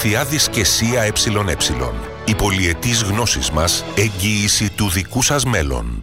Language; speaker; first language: Greek; native; Greek